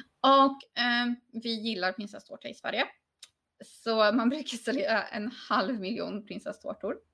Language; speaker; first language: Swedish; non-native, fluent; Polish